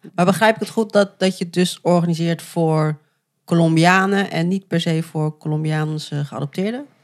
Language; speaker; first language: Dutch; native; Dutch